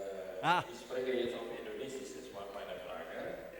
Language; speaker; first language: German; non-native, fluent; Indonesian